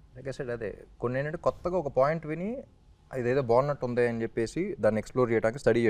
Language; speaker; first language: Telugu; native; Telugu